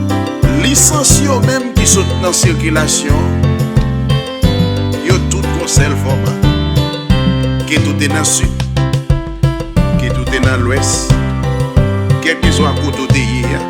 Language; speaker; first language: French; non-native, learner; Haitian Creole